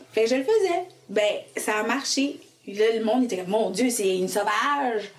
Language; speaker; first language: French; early bilingual, other home language; Haitian Creole